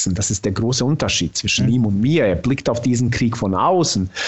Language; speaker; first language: German; non-native, fluent; Bosnian